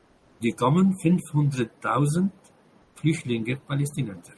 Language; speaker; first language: German; non-native, fluent; Arabic